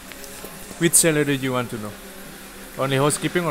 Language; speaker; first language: English; non-native, learner; Indonesian